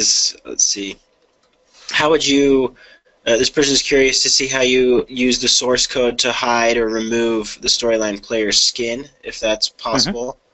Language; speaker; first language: English; native; English